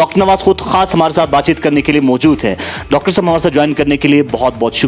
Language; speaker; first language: Hindi; non-native, local second language; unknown